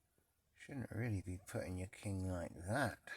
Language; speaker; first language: English; native; English